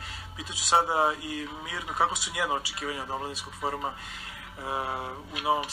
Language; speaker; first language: Serbian; native; Serbian